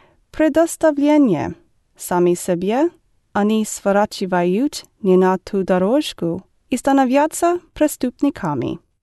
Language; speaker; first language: Russian; non-native, learner; English